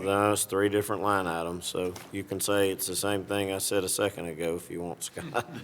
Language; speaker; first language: English; native; English